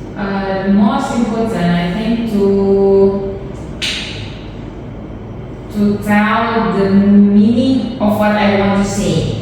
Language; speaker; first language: English; non-native, learner; Indonesian